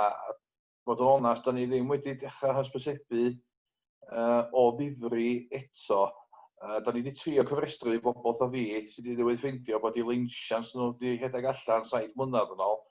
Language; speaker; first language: Welsh; native; Welsh